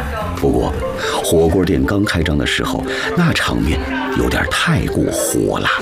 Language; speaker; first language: Chinese; native; Chinese